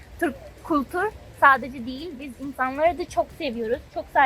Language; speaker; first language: Turkish; non-native, learner; Urdu